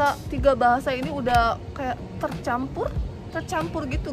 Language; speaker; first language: Indonesian; non-native, fluent; Korean